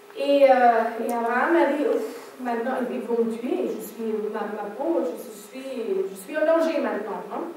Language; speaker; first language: French; non-native, fluent; German